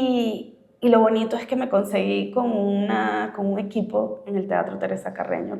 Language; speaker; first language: Spanish; native; Spanish